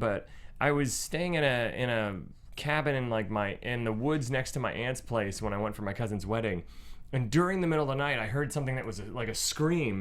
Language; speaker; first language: English; native; English